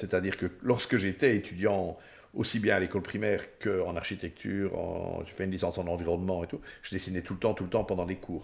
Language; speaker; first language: French; native; French